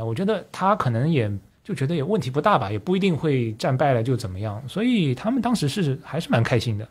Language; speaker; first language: Chinese; native; Chinese